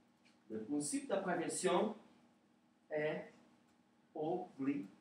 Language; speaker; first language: French; non-native, learner; Portuguese